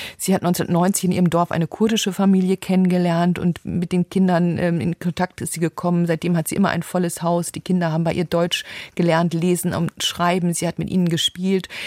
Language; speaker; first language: German; native; German